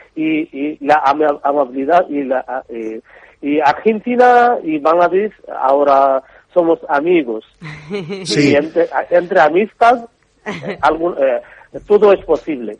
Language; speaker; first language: Spanish; non-native, learner; Bangla